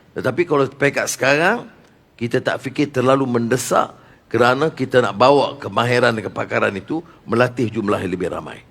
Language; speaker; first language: Malay; native; Malay